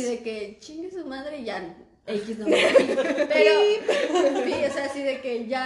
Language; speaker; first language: Spanish; native; Spanish